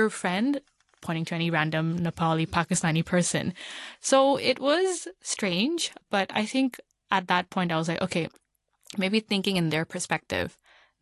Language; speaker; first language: English; non-native, local second language; Punjabi